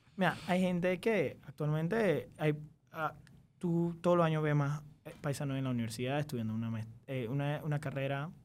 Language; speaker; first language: Spanish; early bilingual, other home language; Chinese